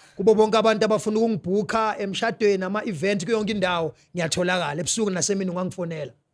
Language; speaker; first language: Zulu; native; Zulu